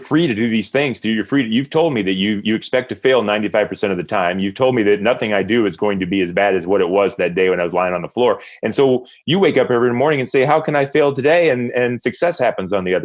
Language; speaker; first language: English; native; English